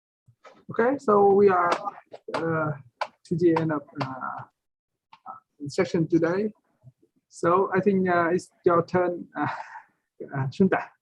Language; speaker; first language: English; non-native, fluent; Vietnamese